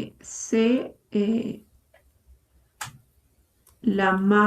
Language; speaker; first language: French; non-native, learner; Spanish